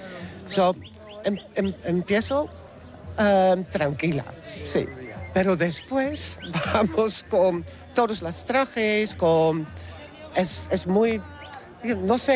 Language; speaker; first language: Spanish; non-native, learner; Dutch